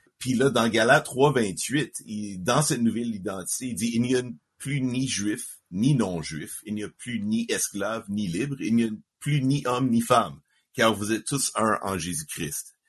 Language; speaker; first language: French; native; French